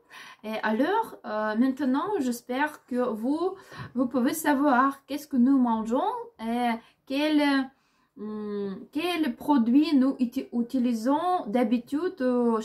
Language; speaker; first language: French; non-native, learner; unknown